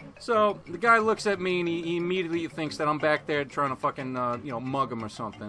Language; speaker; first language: English; native; English